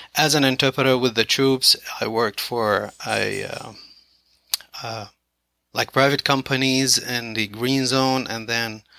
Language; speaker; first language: English; non-native, fluent; Arabic